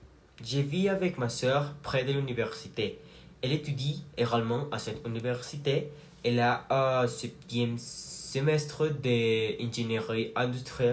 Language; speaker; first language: French; non-native, learner; Spanish